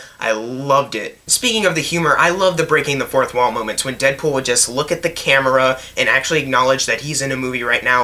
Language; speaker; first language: English; native; English